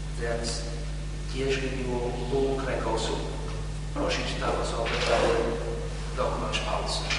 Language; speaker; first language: Polish; non-native, learner; English